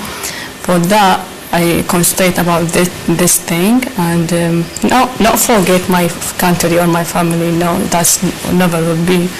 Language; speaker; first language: English; non-native, learner; Arabic